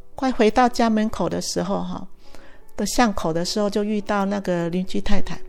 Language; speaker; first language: Chinese; native; Chinese